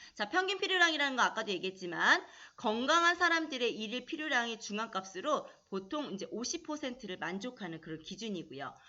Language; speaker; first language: Korean; native; Korean